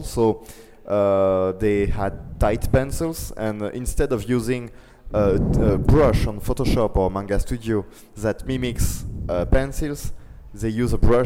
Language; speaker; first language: English; non-native, fluent; French